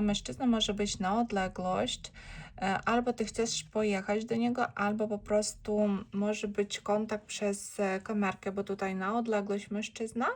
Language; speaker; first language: Polish; non-native, learner; Ukrainian